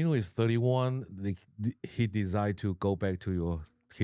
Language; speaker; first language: English; non-native, learner; Chinese